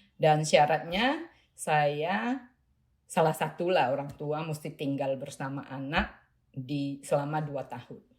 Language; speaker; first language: Indonesian; non-native, local second language; Chinese